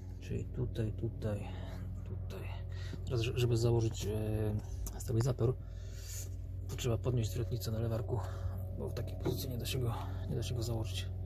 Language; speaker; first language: Polish; native; Polish